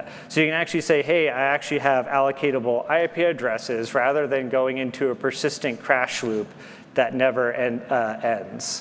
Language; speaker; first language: English; native; English